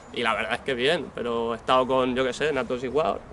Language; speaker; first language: Spanish; native; Spanish